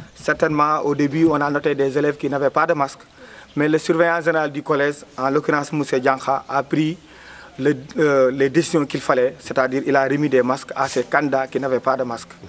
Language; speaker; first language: French; non-native, local second language; Wolof